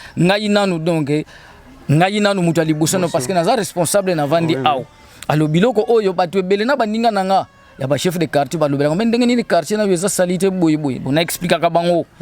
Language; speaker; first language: Lingala; non-native, local second language; Kongo